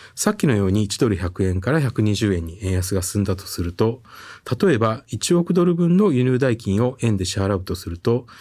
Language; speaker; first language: Japanese; native; Japanese